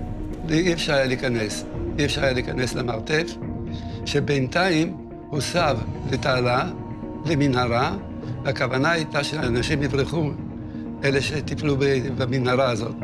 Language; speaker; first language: Hebrew; non-native, fluent; Yiddish